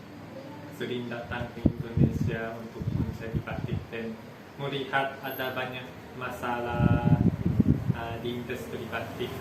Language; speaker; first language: Indonesian; non-native, fluent; Japanese